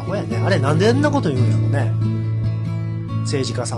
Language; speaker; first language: Japanese; native; Japanese